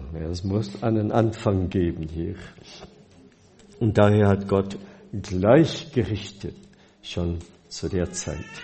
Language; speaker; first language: German; non-native, fluent; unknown